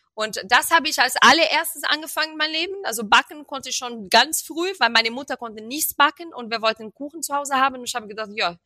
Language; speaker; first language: German; non-native, fluent; Portuguese